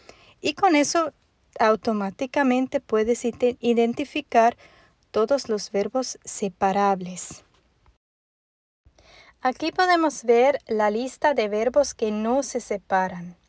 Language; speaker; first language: Spanish; non-native, fluent; German